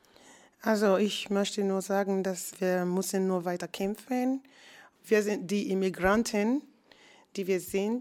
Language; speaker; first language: German; non-native, learner; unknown